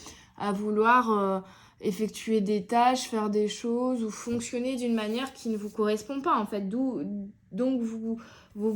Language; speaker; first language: French; native; French